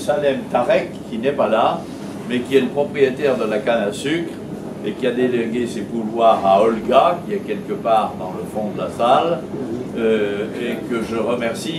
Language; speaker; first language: French; native; French